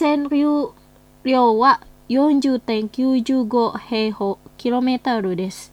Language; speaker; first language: Japanese; non-native, fluent; Indonesian